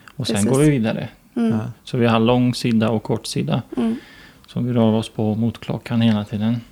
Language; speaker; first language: Swedish; non-native, fluent; Ukrainian